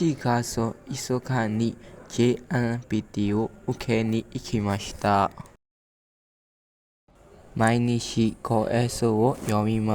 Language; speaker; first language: Japanese; non-native, learner; Burmese